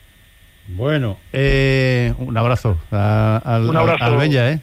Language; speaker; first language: Spanish; native; Spanish